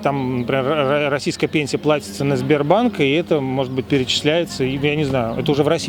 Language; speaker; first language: Russian; native; Russian